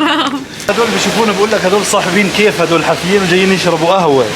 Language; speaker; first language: Arabic; native; Arabic